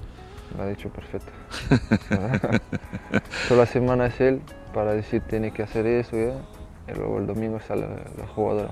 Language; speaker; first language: Spanish; non-native, fluent; French